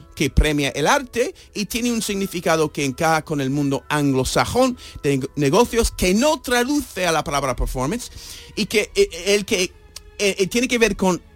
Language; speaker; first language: Spanish; non-native, fluent; English